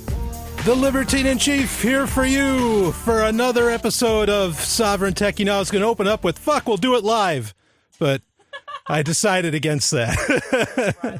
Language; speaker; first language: English; native; English